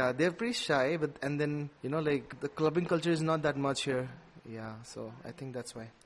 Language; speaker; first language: English; non-native, local second language; Nepali